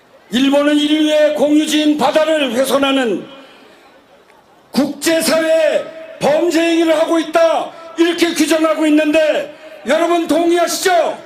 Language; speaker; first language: Korean; native; Korean